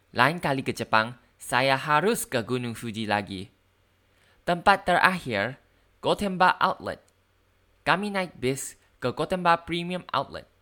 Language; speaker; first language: Indonesian; non-native, learner; Thai